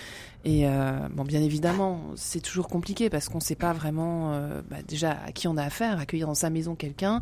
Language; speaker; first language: French; native; French